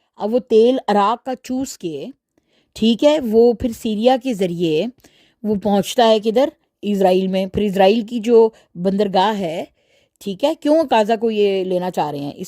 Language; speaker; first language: Urdu; early bilingual, heritage; Urdu